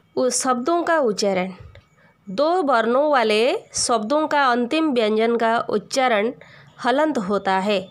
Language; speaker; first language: Hindi; non-native, local second language; Odia